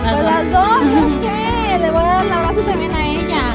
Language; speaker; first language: Spanish; native; Spanish